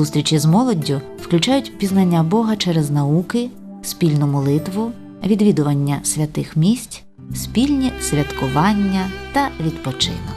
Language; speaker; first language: Ukrainian; native; Ukrainian